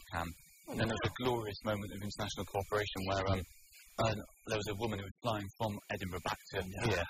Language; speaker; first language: English; native; English